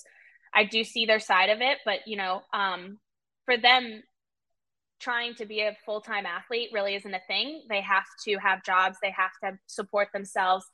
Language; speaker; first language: English; native; English